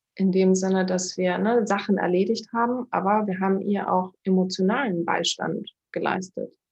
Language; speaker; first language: German; early bilingual, other home language; Turkish